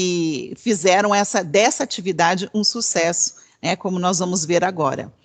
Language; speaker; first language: Portuguese; native; Portuguese